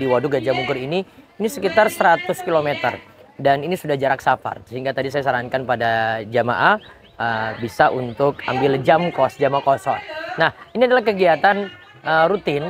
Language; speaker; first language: Indonesian; native; Indonesian